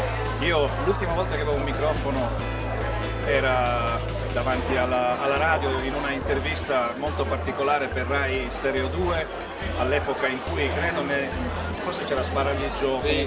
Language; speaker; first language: Italian; native; Italian